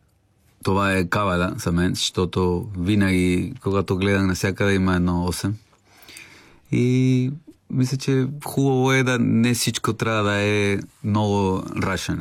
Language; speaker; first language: Bulgarian; non-native, fluent; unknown